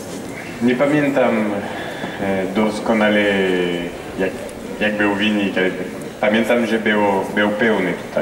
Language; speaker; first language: Polish; non-native, fluent; French